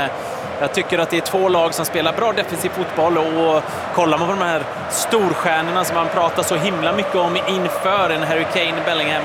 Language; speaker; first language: Swedish; native; Swedish